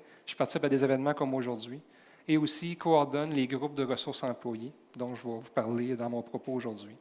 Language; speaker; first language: French; native; French